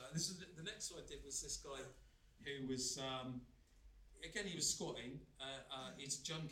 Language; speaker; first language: English; native; English